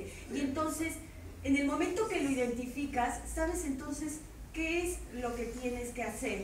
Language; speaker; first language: Spanish; native; Spanish